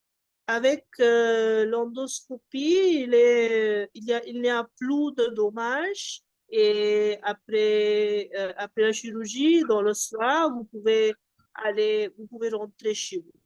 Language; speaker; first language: French; non-native, fluent; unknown